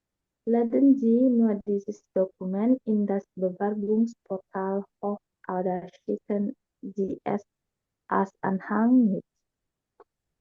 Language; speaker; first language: German; non-native, learner; Indonesian